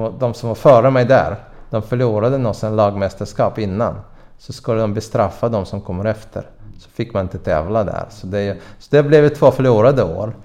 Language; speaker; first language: Swedish; non-native, fluent; Russian